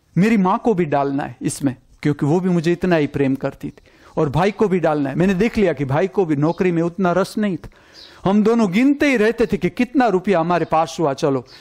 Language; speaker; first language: Hindi; non-native, local second language; Gujarati